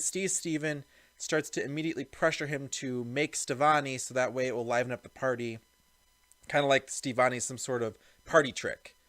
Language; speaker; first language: English; native; English